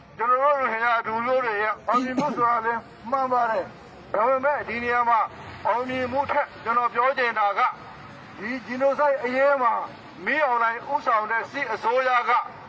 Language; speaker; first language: Burmese; non-native, local second language; Rohingya